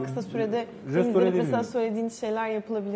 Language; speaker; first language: Turkish; native; Turkish